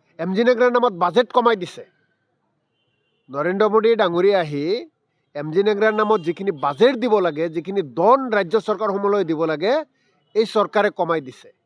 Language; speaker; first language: Assamese; native; Assamese